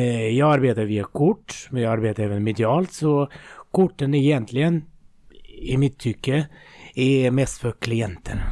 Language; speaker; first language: Swedish; non-native, fluent; Russian